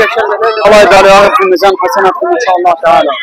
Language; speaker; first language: Arabic; native; Arabic